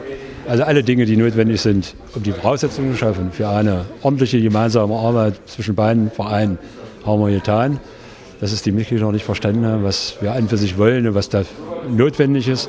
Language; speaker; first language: German; native; German